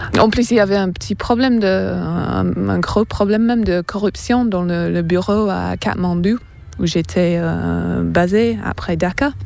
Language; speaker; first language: French; non-native, fluent; English